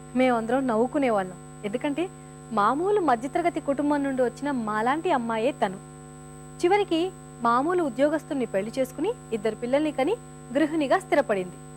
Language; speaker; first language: Telugu; native; Telugu